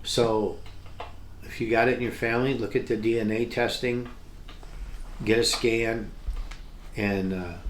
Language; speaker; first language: English; native; English